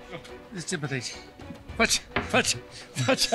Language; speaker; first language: Romanian; non-native, learner; Arabic